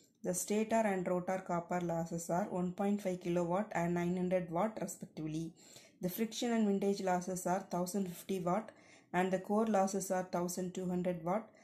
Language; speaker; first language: English; non-native, local second language; Tamil